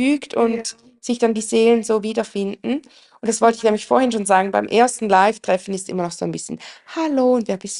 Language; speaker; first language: German; native; German